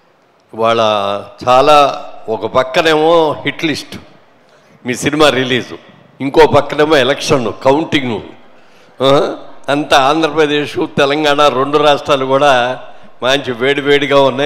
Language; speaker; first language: Telugu; native; Telugu